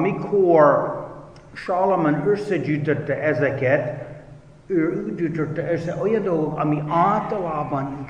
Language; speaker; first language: Hungarian; non-native, fluent; English